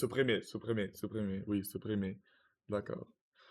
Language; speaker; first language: French; non-native, learner; Russian